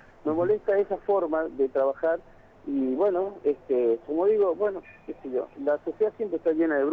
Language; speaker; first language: Spanish; native; Spanish